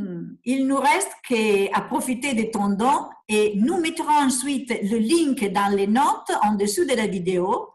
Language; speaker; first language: French; non-native, fluent; Italian